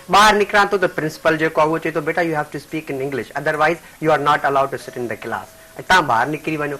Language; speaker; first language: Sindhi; native; Sindhi